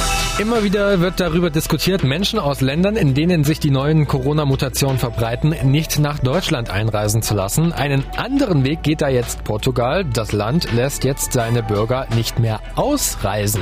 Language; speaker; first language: German; native; German